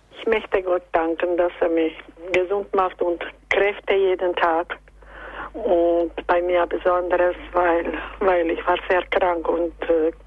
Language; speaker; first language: German; non-native, learner; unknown